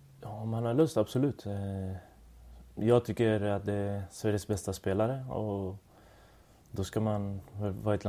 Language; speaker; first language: Swedish; early bilingual, other home language; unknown